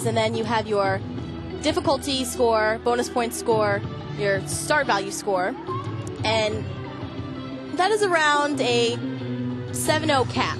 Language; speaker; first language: English; native; English